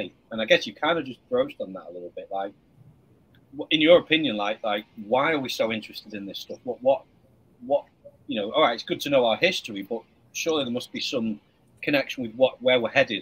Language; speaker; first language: English; native; English